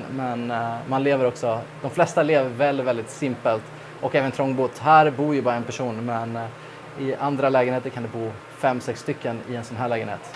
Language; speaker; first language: Swedish; native; Swedish